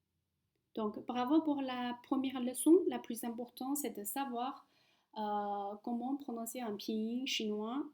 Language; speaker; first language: French; non-native, fluent; Chinese